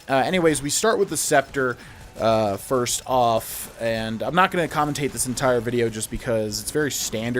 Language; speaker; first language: English; native; English